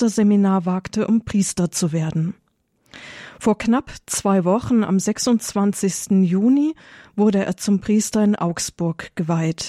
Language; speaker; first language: German; native; German